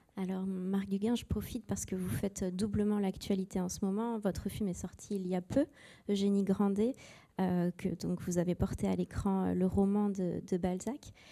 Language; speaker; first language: French; native; French